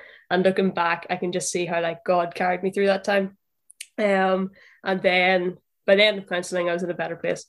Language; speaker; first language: English; native; English